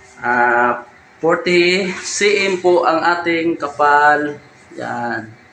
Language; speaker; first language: Filipino; non-native, local second language; Cebuano